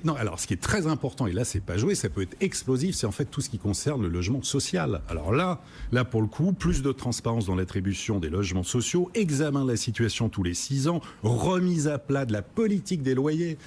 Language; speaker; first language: French; native; French